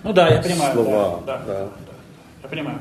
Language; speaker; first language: Russian; native; Russian